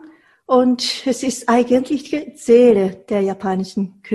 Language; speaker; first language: German; non-native, fluent; Japanese